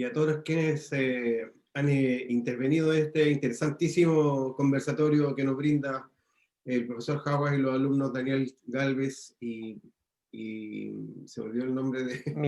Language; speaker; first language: Spanish; native; Spanish